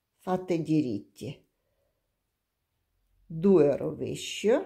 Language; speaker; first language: Italian; non-native, learner; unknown